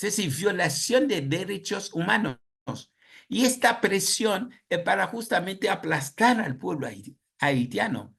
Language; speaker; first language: Spanish; non-native, fluent; Haitian Creole